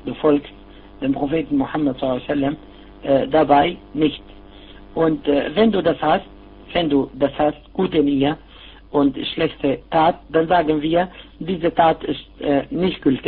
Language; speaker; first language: German; non-native, fluent; Arabic